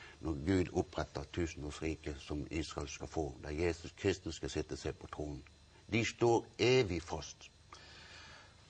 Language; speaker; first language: Norwegian; native; Norwegian